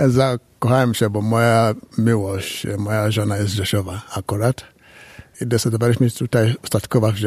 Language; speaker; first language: Polish; non-native, fluent; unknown